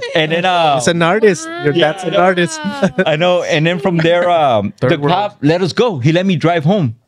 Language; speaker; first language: English; native; English